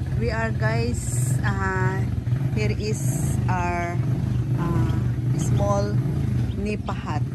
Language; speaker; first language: English; non-native, local second language; Filipino